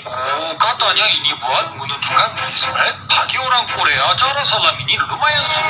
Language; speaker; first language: Indonesian; non-native, learner; Korean